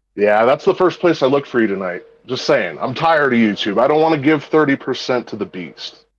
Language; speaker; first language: English; native; English